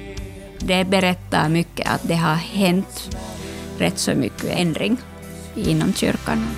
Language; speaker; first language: Swedish; non-native, local second language; Finnish